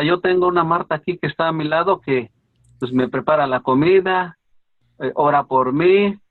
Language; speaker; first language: Spanish; native; Spanish